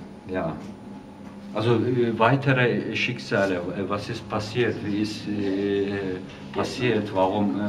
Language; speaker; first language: German; non-native, fluent; Turkish